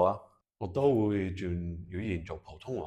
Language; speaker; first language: Cantonese; non-native, fluent; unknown